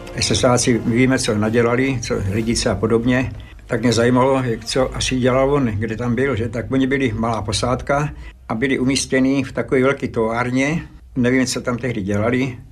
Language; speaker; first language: Czech; early bilingual, other home language; Slovak